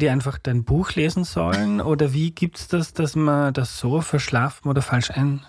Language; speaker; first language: German; native; German